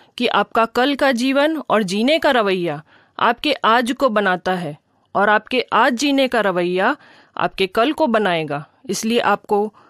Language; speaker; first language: Hindi; native; Hindi